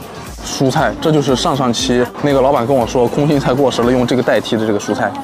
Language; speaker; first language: Chinese; native; Chinese